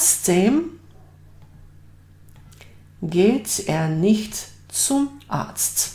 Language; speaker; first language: German; non-native, fluent; Bosnian